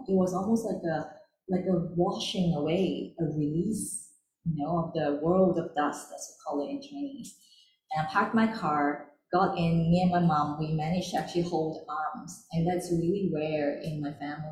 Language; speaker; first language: English; non-native, local second language; Chinese